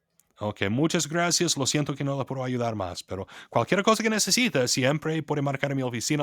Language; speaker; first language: Spanish; non-native, fluent; English